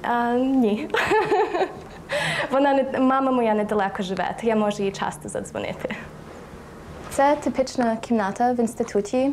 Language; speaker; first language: Ukrainian; early bilingual, heritage; Ukrainian